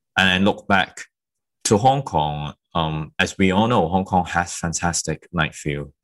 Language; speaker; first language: English; non-native, local second language; Cantonese